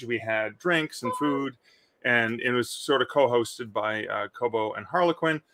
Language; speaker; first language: English; native; English